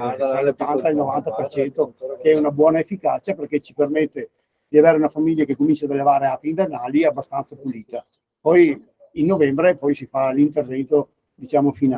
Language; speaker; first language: Italian; native; Italian